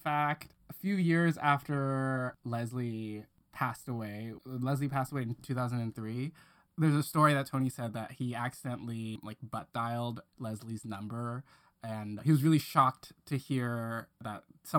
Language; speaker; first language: English; non-native, local second language; Cantonese